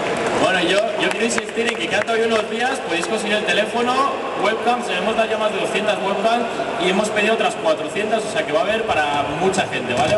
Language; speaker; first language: Spanish; native; Spanish